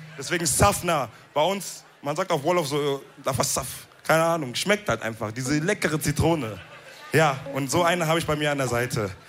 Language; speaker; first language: German; early bilingual, other home language; Wolof